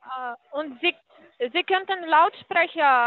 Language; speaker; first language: German; non-native, fluent; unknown